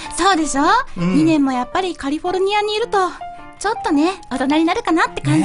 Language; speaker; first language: Japanese; native; Japanese